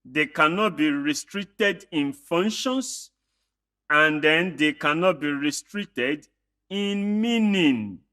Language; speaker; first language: English; non-native, local second language; Yoruba